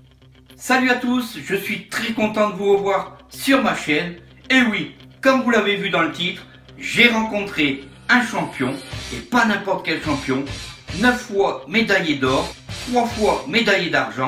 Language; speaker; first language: French; native; French